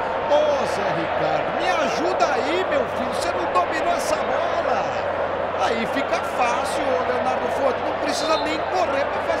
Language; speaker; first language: Portuguese; native; Portuguese